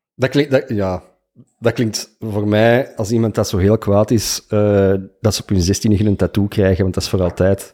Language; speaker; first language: Dutch; native; Dutch